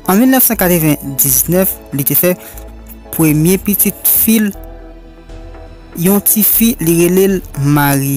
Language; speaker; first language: French; non-native, learner; Haitian Creole